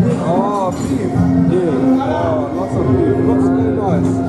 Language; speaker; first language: English; non-native, fluent; German